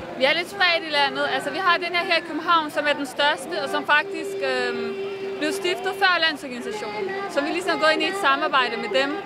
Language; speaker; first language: Danish; early bilingual, other home language; Bosnian